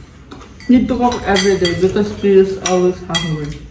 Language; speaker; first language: English; non-native, local second language; Filipino